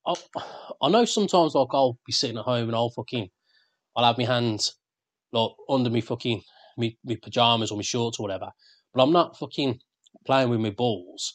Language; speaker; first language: English; native; English